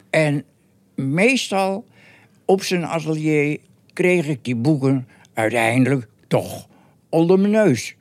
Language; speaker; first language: Dutch; native; Dutch